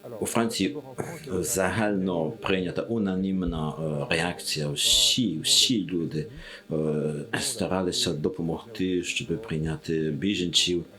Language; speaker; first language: Ukrainian; non-native, learner; French